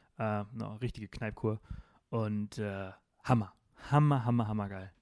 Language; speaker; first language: German; non-native, fluent; Spanish